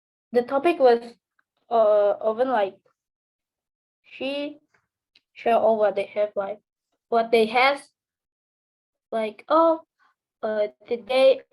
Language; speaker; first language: English; non-native, learner; Indonesian